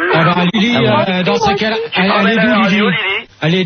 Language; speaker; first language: French; native; French